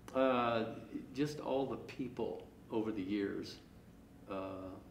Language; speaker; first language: English; native; English